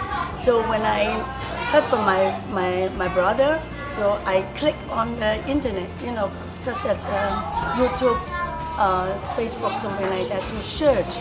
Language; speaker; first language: English; non-native, fluent; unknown